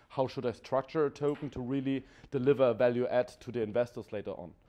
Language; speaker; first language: English; non-native, fluent; German